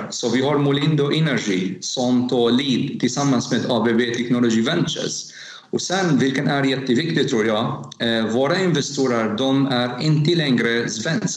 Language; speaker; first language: Swedish; non-native, fluent; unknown